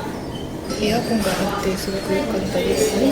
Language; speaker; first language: Japanese; non-native, learner; French